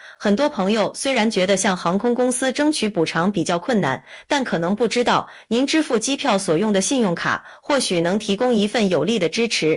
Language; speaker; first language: Chinese; native; Chinese